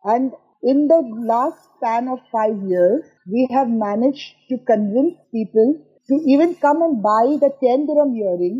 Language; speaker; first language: English; non-native, local second language; Gujarati